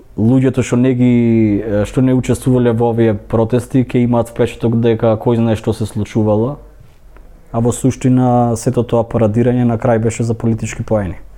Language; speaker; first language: Macedonian; native; Macedonian